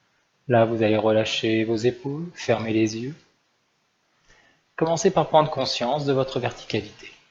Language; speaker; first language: French; native; French